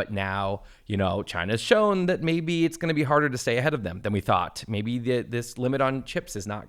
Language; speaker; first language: English; native; English